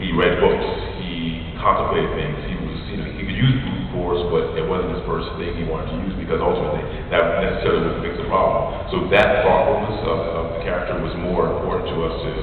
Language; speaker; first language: English; native; English